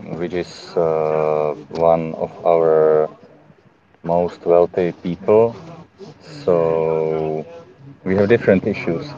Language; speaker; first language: English; non-native, fluent; Czech